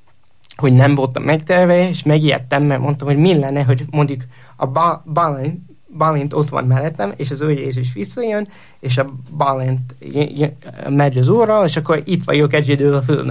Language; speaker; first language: Hungarian; non-native, fluent; English